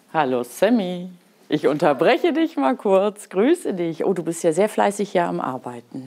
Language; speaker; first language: German; native; German